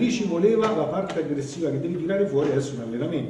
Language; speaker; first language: Italian; native; Italian